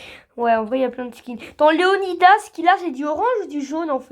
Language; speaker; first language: French; native; French